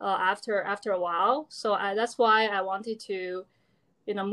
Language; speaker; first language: English; non-native, fluent; Chinese